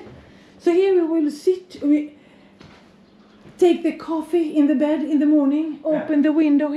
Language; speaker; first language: English; non-native, fluent; Swedish